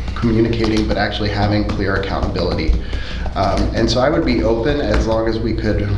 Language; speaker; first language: English; early bilingual, other home language; Spanish